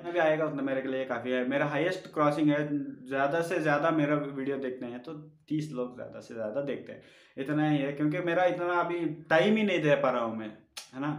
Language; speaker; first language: Hindi; non-native, local second language; Urdu